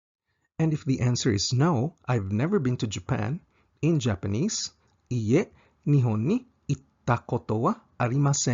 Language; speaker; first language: Japanese; non-native, fluent; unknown